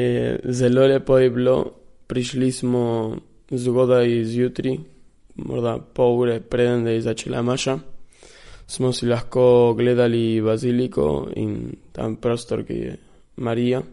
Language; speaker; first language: Slovenian; early bilingual, heritage; Slovenian